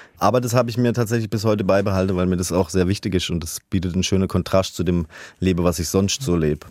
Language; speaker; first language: German; native; German